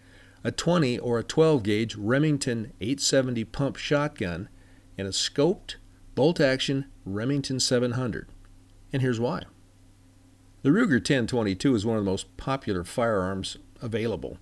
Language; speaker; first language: English; native; English